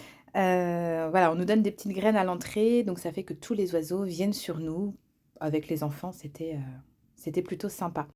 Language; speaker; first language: French; native; French